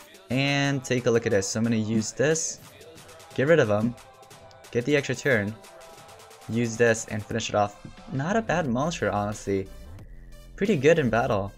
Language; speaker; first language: English; native; English